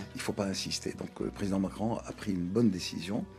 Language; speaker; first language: French; non-native, local second language; Arabic